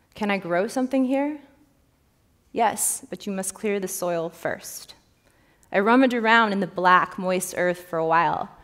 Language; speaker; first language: English; native; English